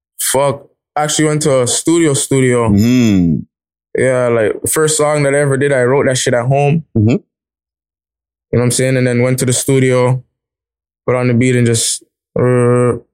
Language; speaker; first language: English; native; English